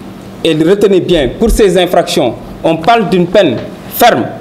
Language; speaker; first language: French; non-native, local second language; Wolof